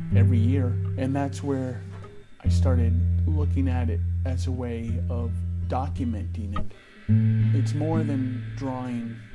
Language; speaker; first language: English; native; English